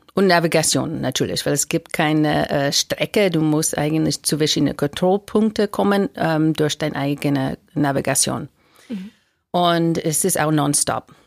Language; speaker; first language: German; non-native, fluent; English